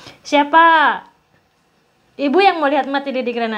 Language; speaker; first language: Indonesian; native; Indonesian